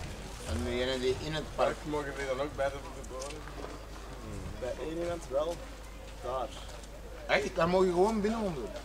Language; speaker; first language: Dutch; native; Dutch